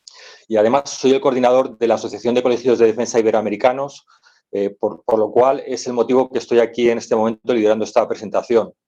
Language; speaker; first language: Spanish; native; Spanish